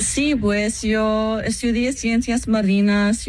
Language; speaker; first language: Spanish; non-native, fluent; English